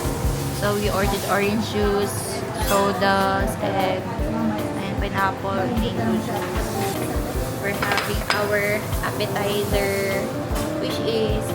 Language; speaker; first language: English; non-native, local second language; Filipino